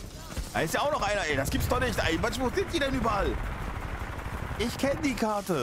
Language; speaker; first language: German; native; German